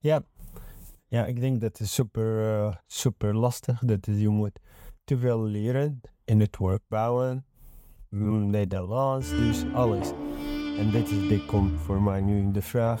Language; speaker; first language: Dutch; non-native, learner; Arabic